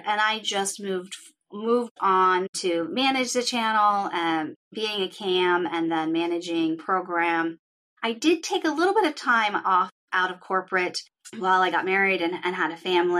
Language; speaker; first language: English; native; English